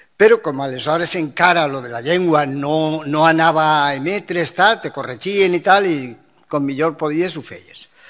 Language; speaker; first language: Catalan; non-native, local second language; Spanish